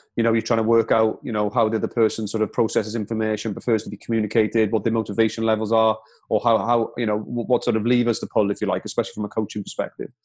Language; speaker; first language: English; native; English